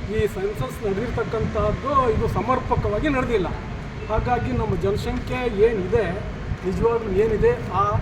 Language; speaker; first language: Kannada; non-native, local second language; Lambadi